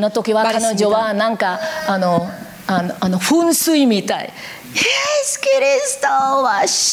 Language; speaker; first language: Japanese; non-native, learner; Korean